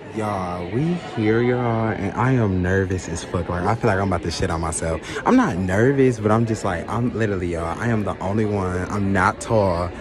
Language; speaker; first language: English; native; English